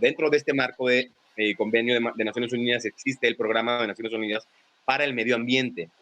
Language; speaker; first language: Spanish; native; Spanish